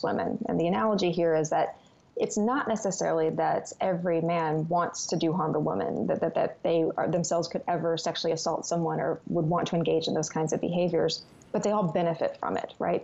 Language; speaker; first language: English; native; English